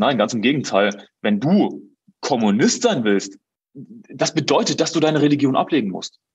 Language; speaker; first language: German; native; German